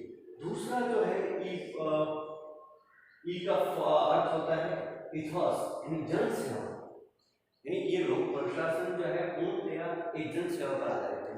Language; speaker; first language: Hindi; native; Hindi